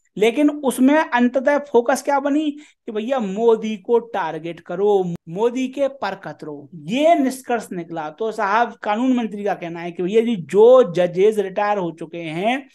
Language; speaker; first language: Hindi; native; Hindi